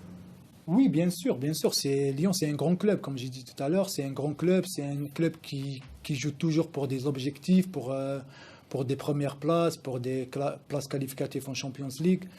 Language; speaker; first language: French; non-native, local second language; Arabic